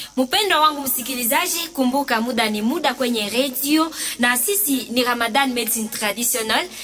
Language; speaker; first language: Swahili; native; Swahili